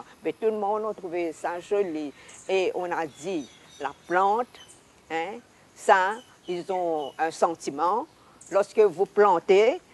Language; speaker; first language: French; non-native, local second language; Hakka Chinese